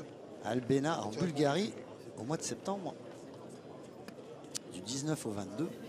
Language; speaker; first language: French; native; French